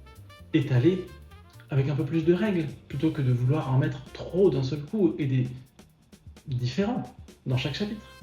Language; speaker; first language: French; native; French